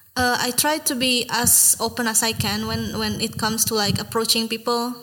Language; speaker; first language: English; non-native, fluent; Indonesian